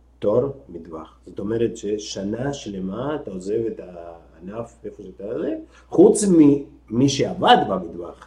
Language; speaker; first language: Hebrew; non-native, fluent; Spanish